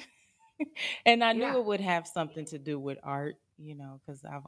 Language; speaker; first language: English; native; English